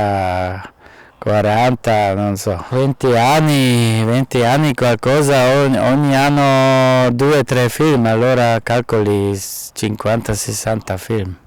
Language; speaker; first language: Italian; non-native, fluent; German